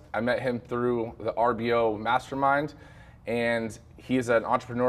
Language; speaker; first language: English; native; English